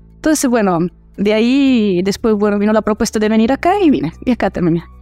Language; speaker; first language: Spanish; early bilingual, heritage; Italian